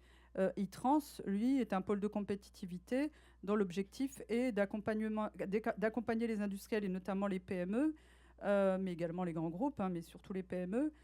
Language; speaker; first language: French; native; French